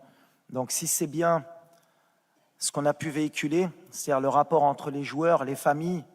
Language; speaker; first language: French; native; French